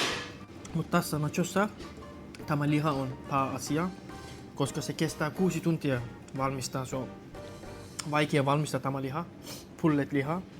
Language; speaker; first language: Finnish; non-native, learner; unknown